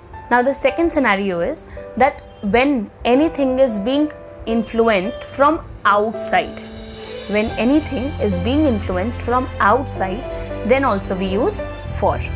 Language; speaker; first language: English; non-native, local second language; Hindi